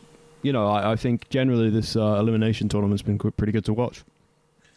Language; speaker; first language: English; native; English